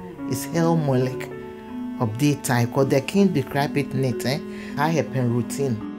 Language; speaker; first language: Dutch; non-native, learner; English